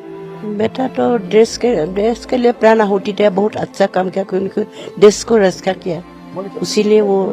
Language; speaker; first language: Hindi; non-native, local second language; Assamese